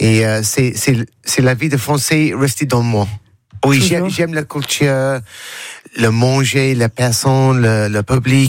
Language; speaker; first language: French; non-native, learner; English